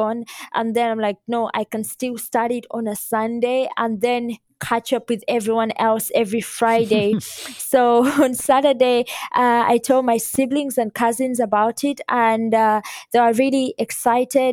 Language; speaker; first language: English; non-native, local second language; Ganda